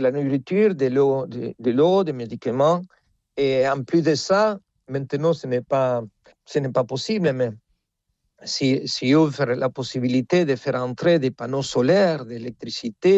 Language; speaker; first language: French; non-native, fluent; Spanish